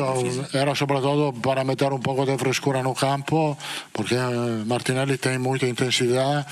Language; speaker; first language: Portuguese; non-native, learner; Italian